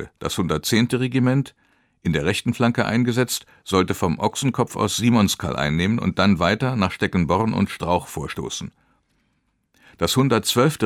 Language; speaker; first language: German; native; German